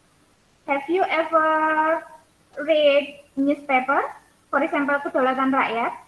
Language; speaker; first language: English; non-native, learner; Indonesian